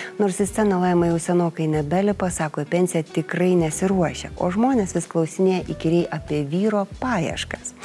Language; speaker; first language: Lithuanian; native; Lithuanian